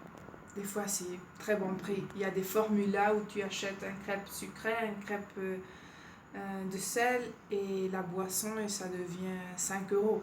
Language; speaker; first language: French; non-native, fluent; Spanish